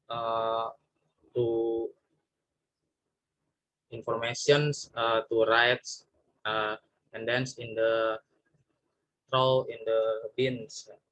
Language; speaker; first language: English; non-native, learner; Indonesian